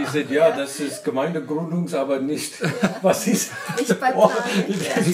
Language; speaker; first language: German; non-native, learner; English